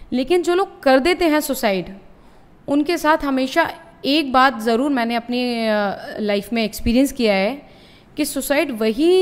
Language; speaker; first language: Hindi; native; Hindi